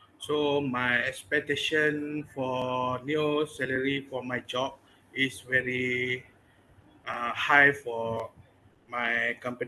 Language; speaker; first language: English; non-native, learner; Malay